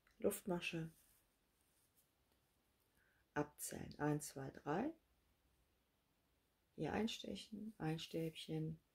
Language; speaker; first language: German; native; German